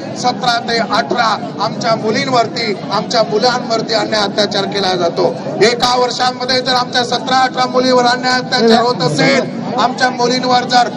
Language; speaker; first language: Marathi; non-native, local second language; Lambadi